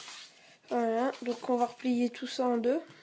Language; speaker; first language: French; native; French